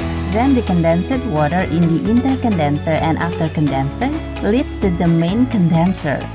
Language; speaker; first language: English; non-native, fluent; Indonesian